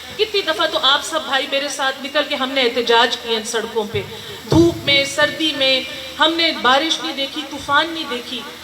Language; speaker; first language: Urdu; non-native, local second language; Northern Hindko